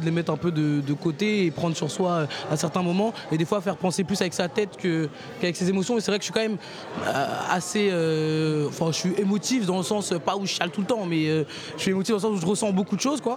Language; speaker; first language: French; native; French